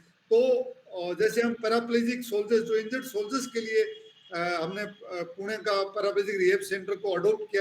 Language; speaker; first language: Hindi; native; Hindi